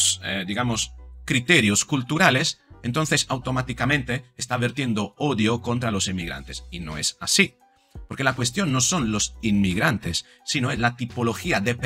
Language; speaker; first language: Spanish; native; Spanish